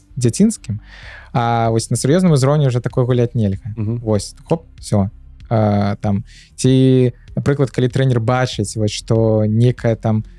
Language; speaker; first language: Belarusian; native; Belarusian